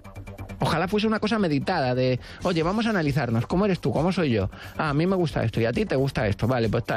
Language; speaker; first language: Spanish; native; Spanish